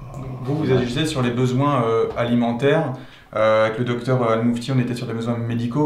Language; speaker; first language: French; native; French